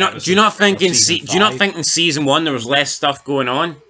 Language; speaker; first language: English; native; English